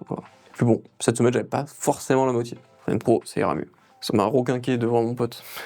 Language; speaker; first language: French; native; French